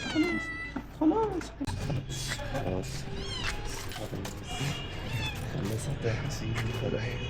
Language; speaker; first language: Arabic; native; Arabic